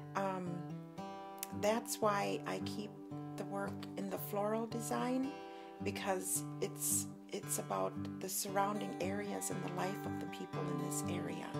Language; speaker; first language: English; native; English